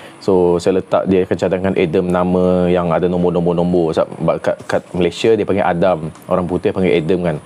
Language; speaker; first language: Malay; non-native, local second language; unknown